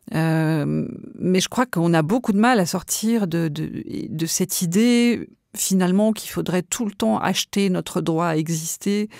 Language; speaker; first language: French; native; French